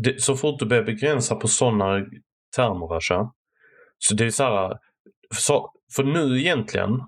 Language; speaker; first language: Swedish; early bilingual, other home language; Arabic